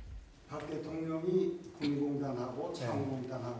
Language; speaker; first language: Korean; native; Korean